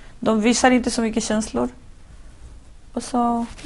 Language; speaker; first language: Swedish; non-native, fluent; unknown